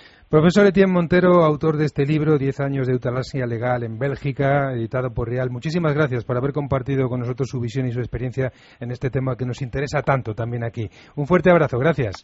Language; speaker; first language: Spanish; native; Spanish